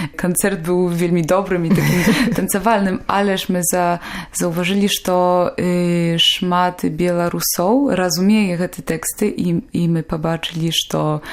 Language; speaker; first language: Belarusian; non-native, local second language; Polish